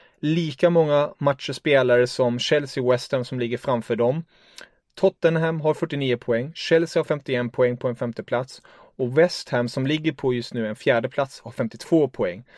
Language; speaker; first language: Swedish; non-native, fluent; German